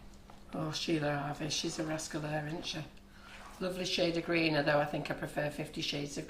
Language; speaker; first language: English; native; English